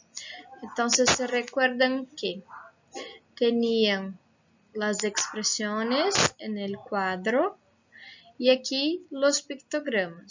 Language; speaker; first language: Spanish; non-native, fluent; Portuguese